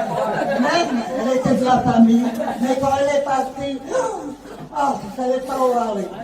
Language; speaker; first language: French; non-native, fluent; Italian